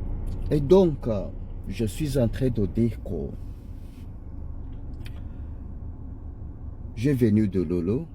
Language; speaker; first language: French; non-native, learner; Ganda